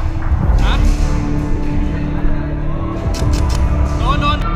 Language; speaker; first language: Thai; native; Thai